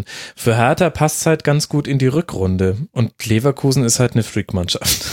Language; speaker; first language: German; native; German